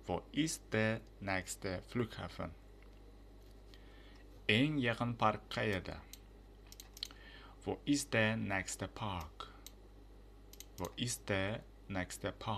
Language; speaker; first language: German; non-native, fluent; Uzbek